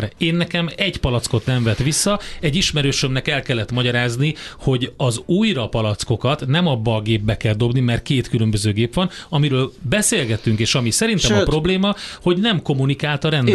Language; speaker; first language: Hungarian; native; Hungarian